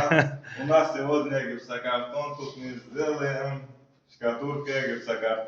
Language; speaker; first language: Russian; non-native, learner; Uzbek